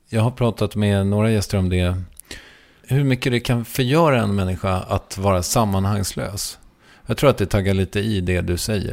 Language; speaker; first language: Swedish; native; Swedish